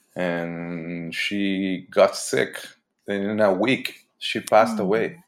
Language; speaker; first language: English; early bilingual, other home language; Portuguese